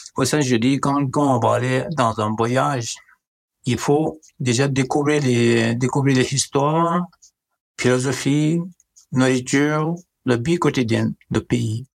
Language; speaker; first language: French; non-native, learner; Nepali